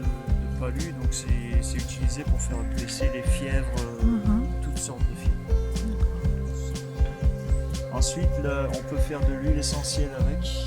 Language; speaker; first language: French; native; French